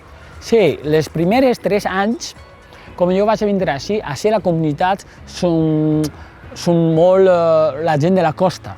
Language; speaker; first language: Catalan; non-native, fluent; Chinese